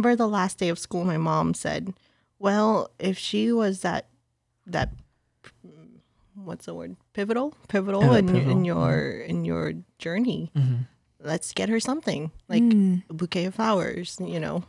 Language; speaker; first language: English; early bilingual, other home language; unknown